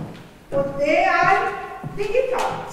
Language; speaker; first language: Norwegian; non-native, fluent; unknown